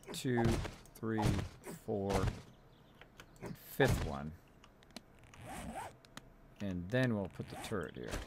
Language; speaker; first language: English; native; English